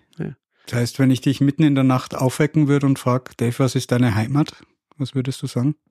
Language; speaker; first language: German; native; German